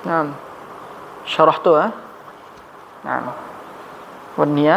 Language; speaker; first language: Arabic; non-native, fluent; Indonesian